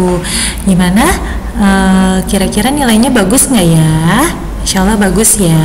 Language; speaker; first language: Indonesian; native; Indonesian